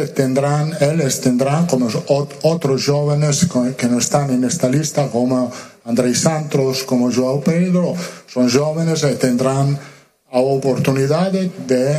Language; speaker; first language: Portuguese; non-native, learner; Italian